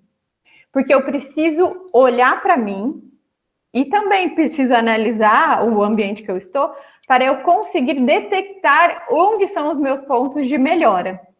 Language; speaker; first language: Portuguese; native; Portuguese